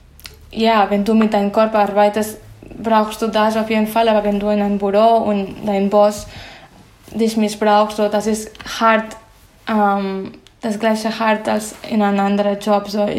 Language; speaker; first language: German; non-native, fluent; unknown